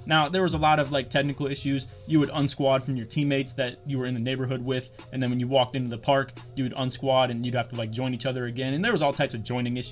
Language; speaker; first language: English; native; English